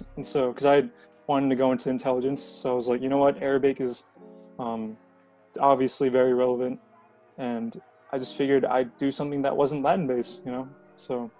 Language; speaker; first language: English; early bilingual, other home language; Korean